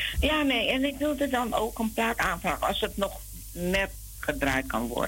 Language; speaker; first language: Dutch; non-native, fluent; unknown